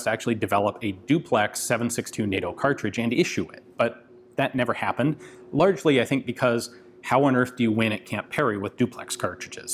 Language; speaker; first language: English; native; English